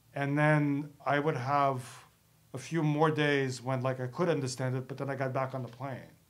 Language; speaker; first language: English; early bilingual, other home language; Russian